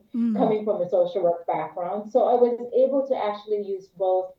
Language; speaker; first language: English; non-native, local second language; Filipino